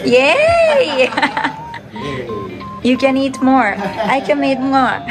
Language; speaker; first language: English; non-native, fluent; Japanese